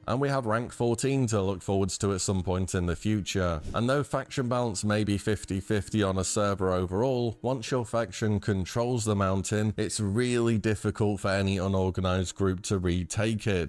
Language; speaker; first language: English; native; English